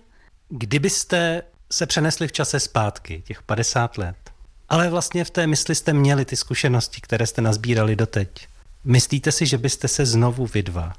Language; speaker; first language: Czech; native; Czech